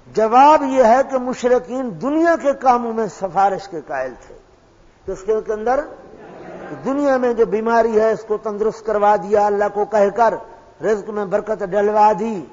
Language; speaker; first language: Urdu; non-native, local second language; Pashto